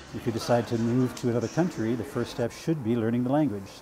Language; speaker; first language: English; native; English